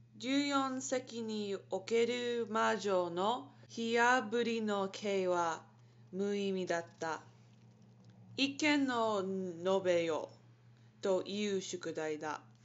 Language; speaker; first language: Japanese; non-native, learner; English